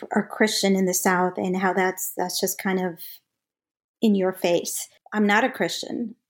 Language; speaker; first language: English; native; English